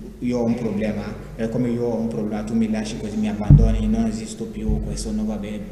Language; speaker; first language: Italian; non-native, fluent; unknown